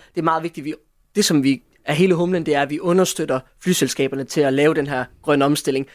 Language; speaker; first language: Danish; native; Danish